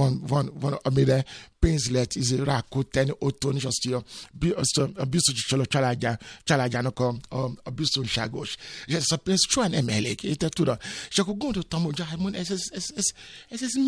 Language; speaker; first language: Hungarian; non-native, fluent; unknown